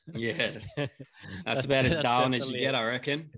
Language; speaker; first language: English; native; English